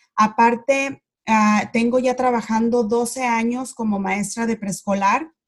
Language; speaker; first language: Spanish; native; Spanish